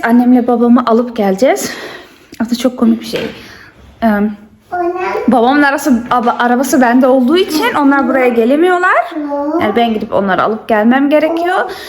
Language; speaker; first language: Turkish; early bilingual, heritage; Turkish